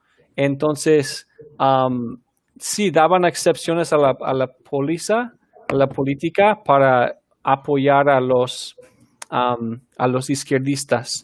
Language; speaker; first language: Spanish; non-native, fluent; English